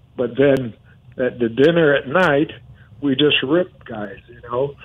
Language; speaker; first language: English; non-native, fluent; Spanish